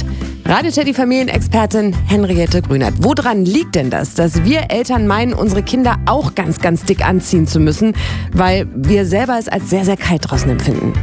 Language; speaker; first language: German; native; German